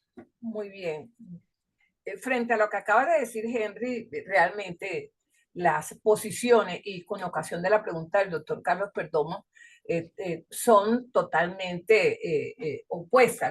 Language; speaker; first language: Spanish; native; Spanish